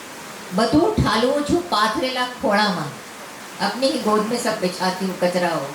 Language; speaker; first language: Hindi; non-native, local second language; Gujarati